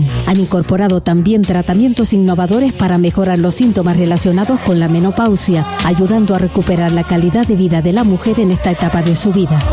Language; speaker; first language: Spanish; native; Spanish